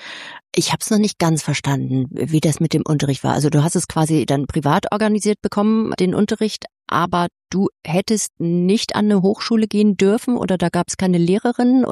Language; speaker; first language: German; native; German